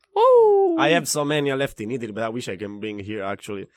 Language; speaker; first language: English; non-native, fluent; Italian